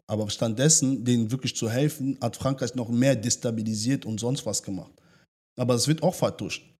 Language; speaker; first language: German; early bilingual, other home language; French